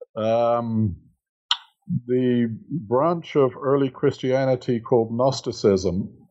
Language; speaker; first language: English; native; English